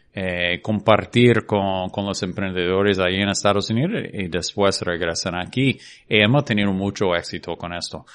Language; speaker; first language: Spanish; non-native, fluent; English